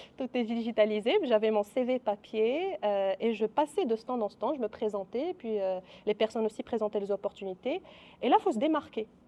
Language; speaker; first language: French; non-native, local second language; Arabic